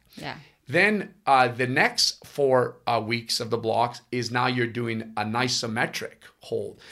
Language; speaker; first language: English; non-native, fluent; Italian